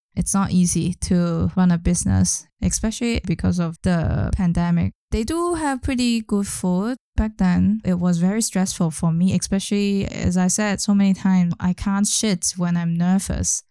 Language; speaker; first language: English; non-native, local second language; Cantonese